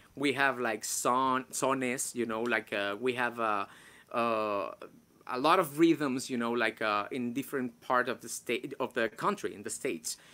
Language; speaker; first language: English; non-native, fluent; Spanish